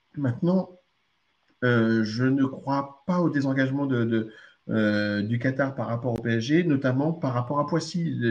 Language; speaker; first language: French; early bilingual, other home language; Arabic